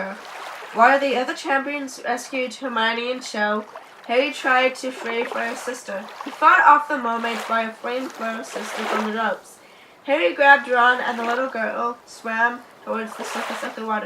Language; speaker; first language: English; native; English